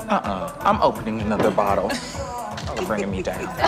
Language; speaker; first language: English; native; English